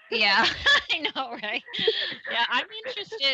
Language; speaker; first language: English; native; English